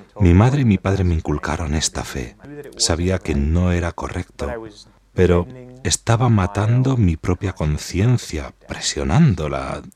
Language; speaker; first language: Spanish; non-native, fluent; English